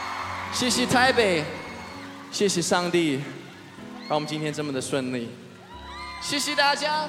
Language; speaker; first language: Chinese; early bilingual, heritage; Chinese